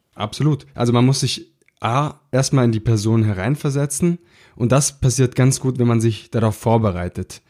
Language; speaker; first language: German; early bilingual, other home language; Italian